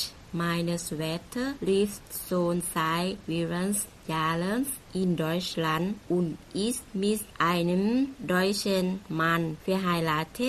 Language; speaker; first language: German; non-native, fluent; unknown